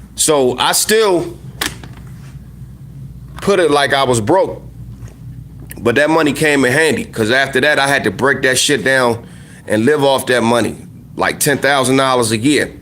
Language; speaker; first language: English; native; English